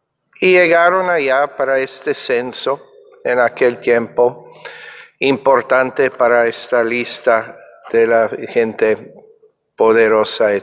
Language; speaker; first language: Spanish; non-native, fluent; English